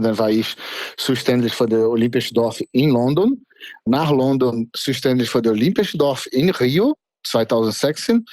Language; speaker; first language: German; non-native, fluent; Portuguese